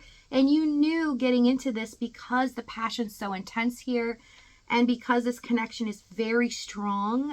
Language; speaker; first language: English; native; English